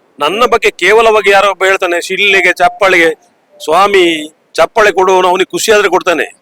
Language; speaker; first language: Kannada; non-native, local second language; Tulu